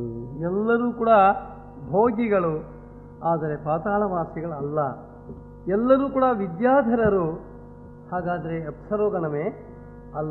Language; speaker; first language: Kannada; native; Kannada